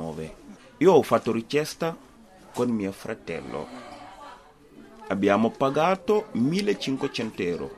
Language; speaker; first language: Italian; non-native, fluent; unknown